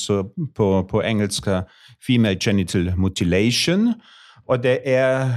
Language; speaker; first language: Swedish; non-native, fluent; German